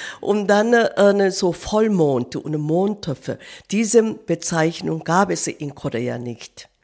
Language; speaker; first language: German; non-native, learner; Korean